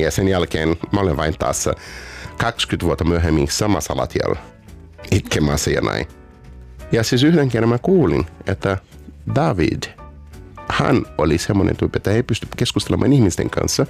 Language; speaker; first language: Finnish; non-native, learner; Portuguese